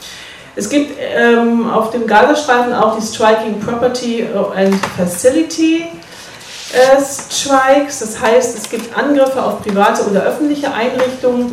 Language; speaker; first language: German; native; German